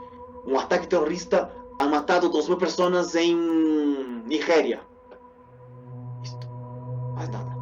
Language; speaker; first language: Portuguese; non-native, fluent; Spanish